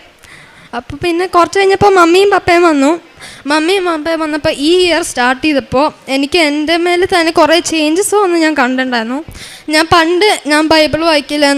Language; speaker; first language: Malayalam; early bilingual, heritage; Malayalam